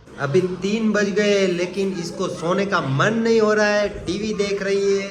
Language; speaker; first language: Hindi; non-native, local second language; Gujarati